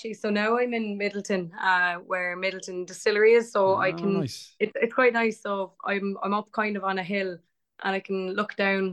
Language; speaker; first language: English; native; English